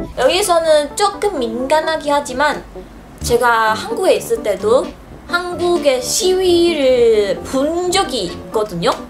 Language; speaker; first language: Korean; non-native, fluent; Chinese